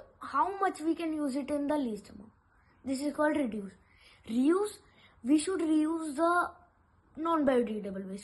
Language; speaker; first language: English; non-native, local second language; Hindi